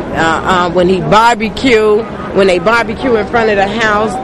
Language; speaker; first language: English; native; English